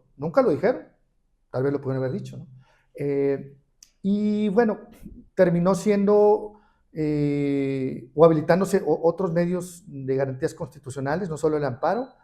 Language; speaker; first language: Spanish; native; Spanish